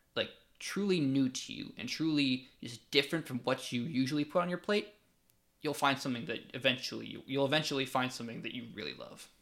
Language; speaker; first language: English; native; English